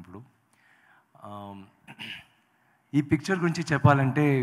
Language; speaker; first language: Telugu; non-native, local second language; Tamil